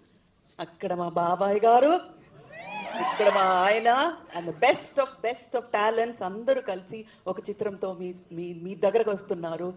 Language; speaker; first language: Telugu; non-native, local second language; Tamil